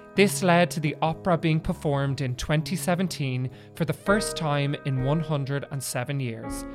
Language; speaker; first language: English; native; English